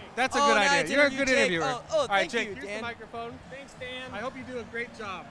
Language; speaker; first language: English; native; English